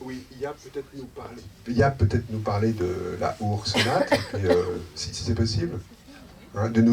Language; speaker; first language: French; native; French